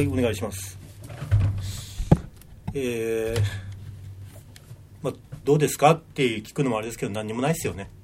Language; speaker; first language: Japanese; native; Japanese